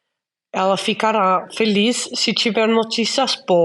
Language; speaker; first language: Portuguese; non-native, learner; Danish